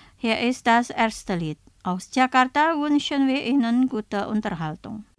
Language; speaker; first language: German; non-native, fluent; Indonesian